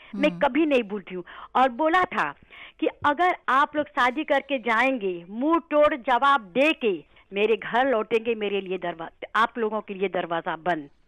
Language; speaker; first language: Hindi; non-native, local second language; Bhojpuri